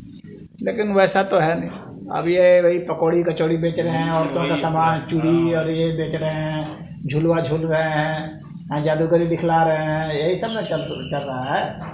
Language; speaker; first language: Hindi; native; Hindi